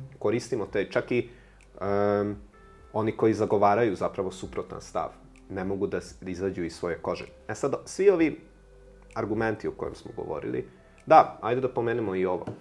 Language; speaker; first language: Serbian; non-native, local second language; Hungarian